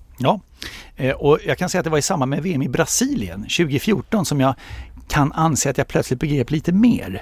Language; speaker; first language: Swedish; native; Swedish